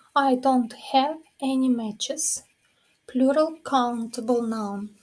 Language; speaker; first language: English; non-native, fluent; Ukrainian